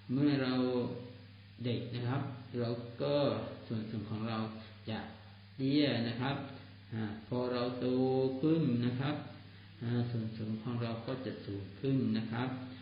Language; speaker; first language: Thai; non-native, local second language; Malay